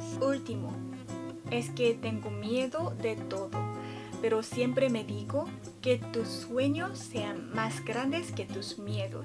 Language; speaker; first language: Spanish; non-native, fluent; Korean